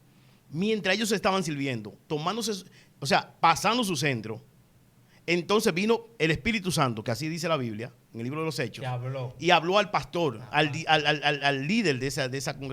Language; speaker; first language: Spanish; native; Spanish